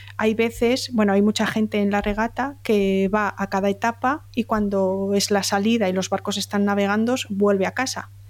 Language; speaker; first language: Spanish; native; Spanish